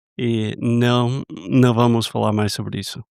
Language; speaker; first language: Portuguese; non-native, fluent; English